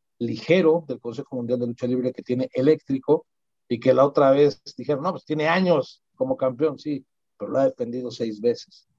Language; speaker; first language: Spanish; native; Spanish